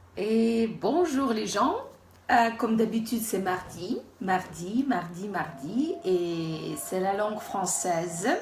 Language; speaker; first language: French; non-native, fluent; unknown